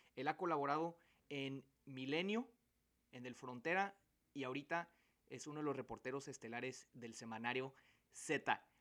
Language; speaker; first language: Spanish; native; Spanish